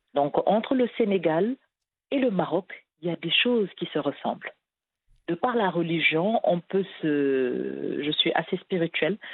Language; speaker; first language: French; non-native, local second language; Wolof